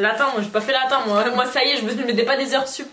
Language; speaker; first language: French; native; French